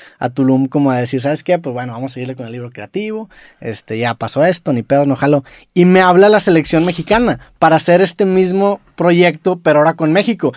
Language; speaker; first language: Spanish; native; Spanish